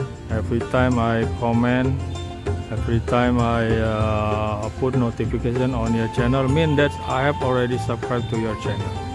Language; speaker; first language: English; non-native, learner; Indonesian